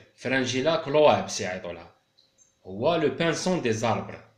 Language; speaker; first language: Arabic; native; Arabic